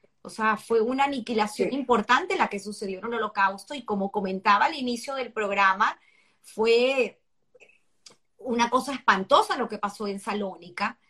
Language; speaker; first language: Spanish; native; Spanish